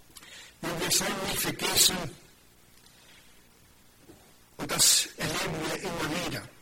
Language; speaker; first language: German; non-native, fluent; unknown